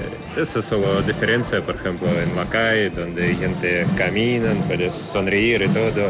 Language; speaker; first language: Spanish; non-native, learner; Russian